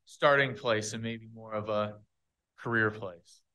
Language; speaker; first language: English; native; English